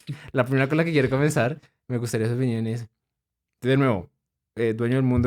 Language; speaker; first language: Spanish; native; Spanish